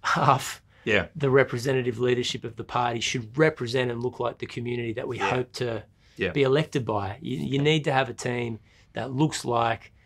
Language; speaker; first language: English; native; English